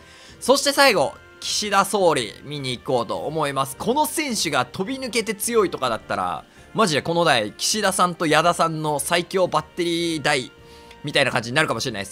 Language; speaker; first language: Japanese; native; Japanese